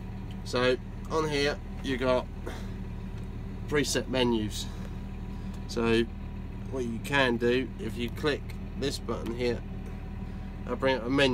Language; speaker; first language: English; native; English